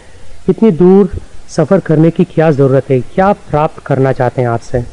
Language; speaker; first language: Hindi; native; Hindi